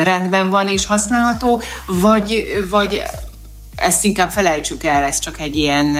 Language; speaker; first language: Hungarian; native; Hungarian